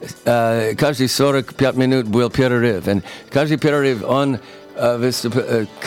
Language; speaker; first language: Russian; non-native, learner; English